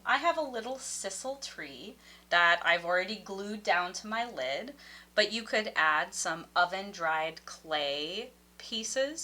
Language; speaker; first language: English; native; English